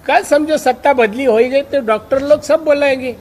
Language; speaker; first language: Hindi; non-native, local second language; Marathi